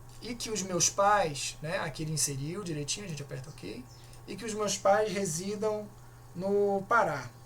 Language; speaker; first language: Portuguese; native; Portuguese